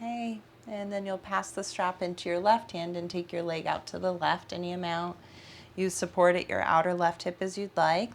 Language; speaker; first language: English; native; English